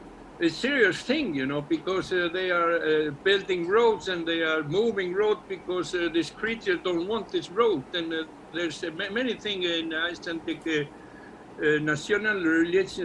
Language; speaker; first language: English; non-native, learner; Icelandic